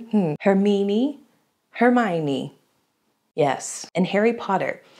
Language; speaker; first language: English; native; English